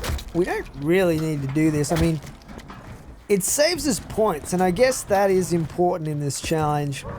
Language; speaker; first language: English; native; English